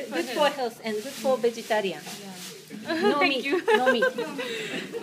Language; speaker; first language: English; non-native, learner; Japanese